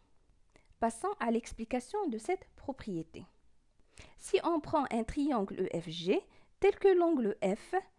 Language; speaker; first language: French; non-native, local second language; Arabic